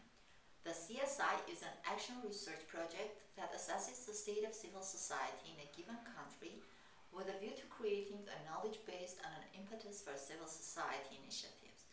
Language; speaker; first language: English; non-native, fluent; Armenian